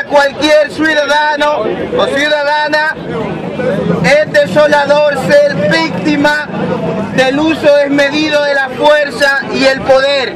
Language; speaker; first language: Spanish; native; Spanish